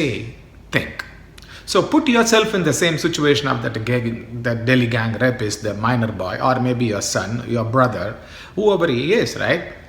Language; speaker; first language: English; non-native, local second language; Tamil